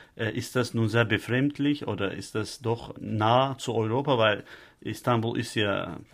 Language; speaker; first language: German; non-native, fluent; Turkish